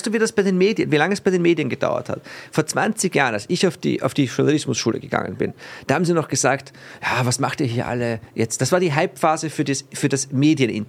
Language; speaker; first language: German; native; German